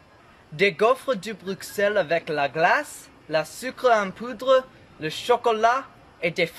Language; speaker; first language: French; non-native, learner; English